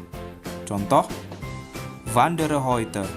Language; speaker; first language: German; non-native, fluent; Indonesian